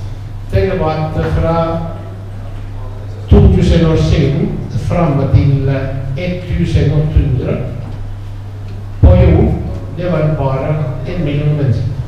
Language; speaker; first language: Norwegian; non-native, fluent; Italian